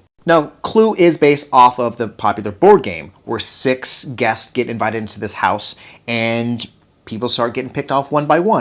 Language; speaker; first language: English; native; English